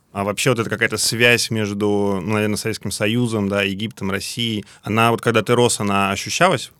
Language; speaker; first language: Russian; native; Russian